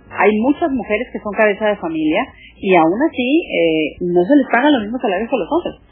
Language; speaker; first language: Spanish; native; Spanish